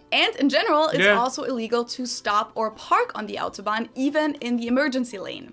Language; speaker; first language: English; non-native, fluent; German